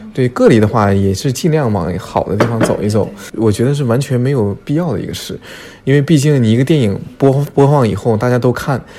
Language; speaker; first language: Chinese; native; Chinese